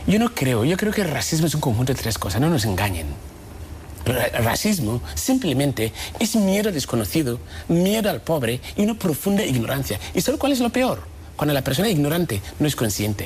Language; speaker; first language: Spanish; non-native, fluent; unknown